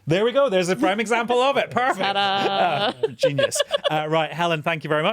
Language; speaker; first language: English; native; English